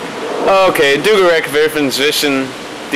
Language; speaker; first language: German; non-native, learner; English